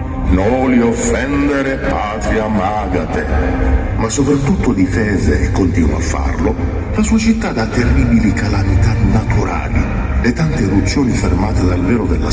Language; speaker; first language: Italian; native; Italian